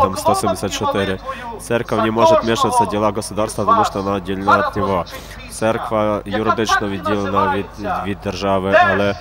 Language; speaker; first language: Ukrainian; native; Ukrainian